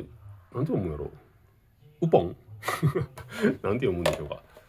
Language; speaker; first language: Japanese; native; Japanese